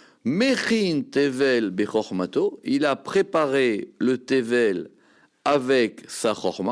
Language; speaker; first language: French; native; French